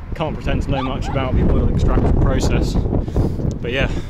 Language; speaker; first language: English; native; English